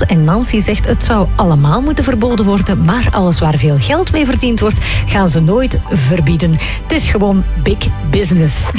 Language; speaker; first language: Dutch; native; Dutch